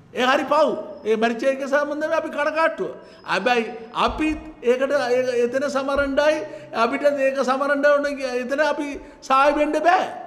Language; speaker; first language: Sinhala; non-native, local second language; Tamil